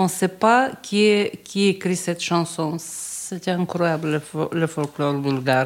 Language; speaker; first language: French; non-native, learner; Bulgarian